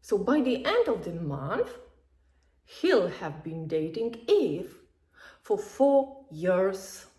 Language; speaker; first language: English; non-native, fluent; Polish